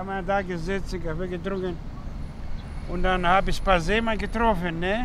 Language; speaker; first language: German; non-native, learner; Greek